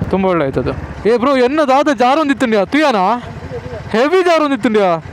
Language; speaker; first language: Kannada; non-native, local second language; Tulu